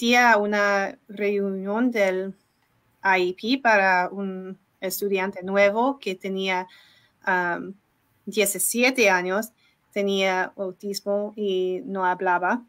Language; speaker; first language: Spanish; non-native, learner; English